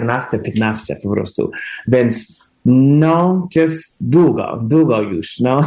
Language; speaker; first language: Polish; early bilingual, heritage; English